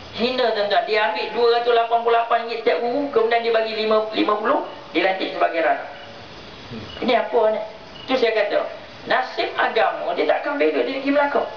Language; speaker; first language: Malay; native; Malay